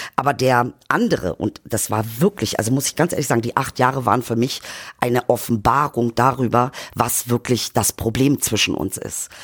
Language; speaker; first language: German; early bilingual, other home language; Turkish